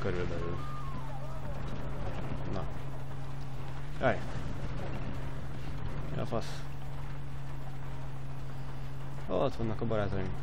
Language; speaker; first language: Hungarian; native; Hungarian